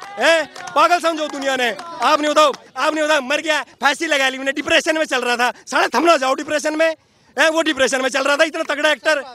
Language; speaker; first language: Hindi; native; Hindi